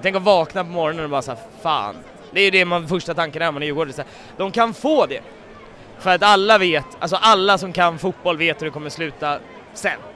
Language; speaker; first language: Swedish; native; Swedish